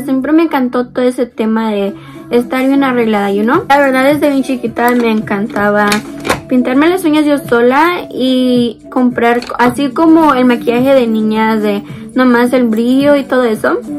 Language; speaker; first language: Spanish; early bilingual, heritage; Spanish